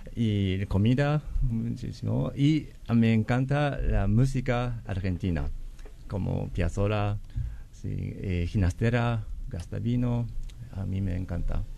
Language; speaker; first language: Spanish; non-native, learner; Japanese